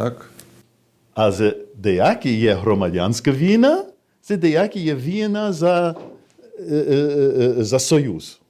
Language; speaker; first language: Ukrainian; non-native, fluent; English